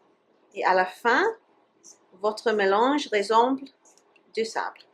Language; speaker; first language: French; non-native, learner; English